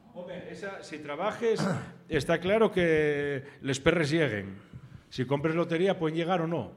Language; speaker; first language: Spanish; native; Spanish